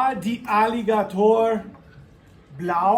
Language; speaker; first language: German; non-native, fluent; English